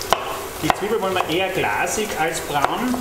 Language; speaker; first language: German; native; German